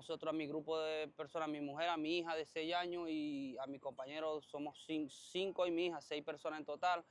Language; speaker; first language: Spanish; native; Spanish